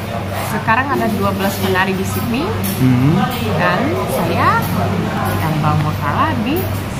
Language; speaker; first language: Indonesian; early bilingual, heritage; English